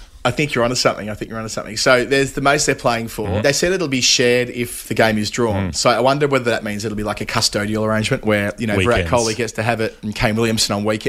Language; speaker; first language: English; native; English